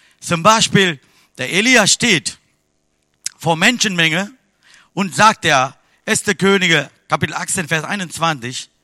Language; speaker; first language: German; non-native, fluent; Tamil